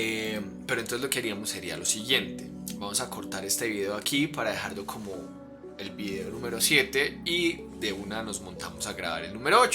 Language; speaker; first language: Spanish; native; Spanish